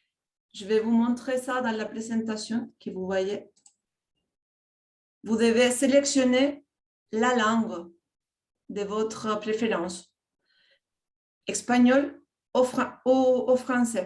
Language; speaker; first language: French; non-native, fluent; Spanish